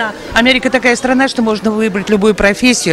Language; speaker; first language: Russian; native; Russian